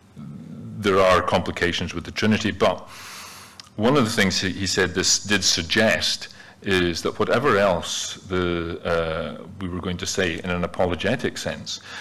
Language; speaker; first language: English; native; English